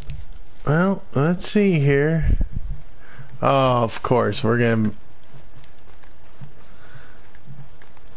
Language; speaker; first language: English; native; English